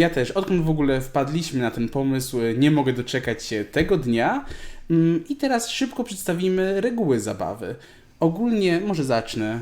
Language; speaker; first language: Polish; native; Polish